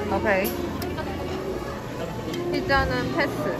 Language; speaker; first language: Korean; non-native, fluent; Chinese